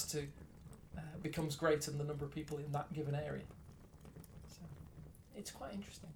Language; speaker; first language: English; native; English